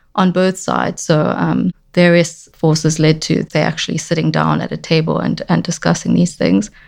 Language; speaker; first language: English; native; English